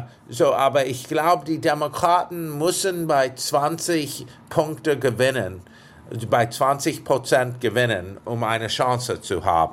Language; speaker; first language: German; non-native, fluent; English